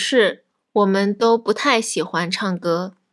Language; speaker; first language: Chinese; non-native, fluent; Japanese